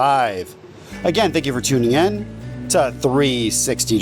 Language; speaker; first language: English; native; English